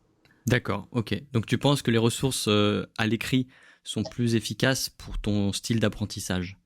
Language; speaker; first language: French; native; French